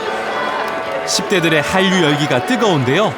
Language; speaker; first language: Korean; native; Korean